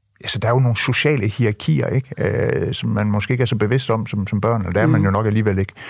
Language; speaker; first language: Danish; early bilingual, other home language; French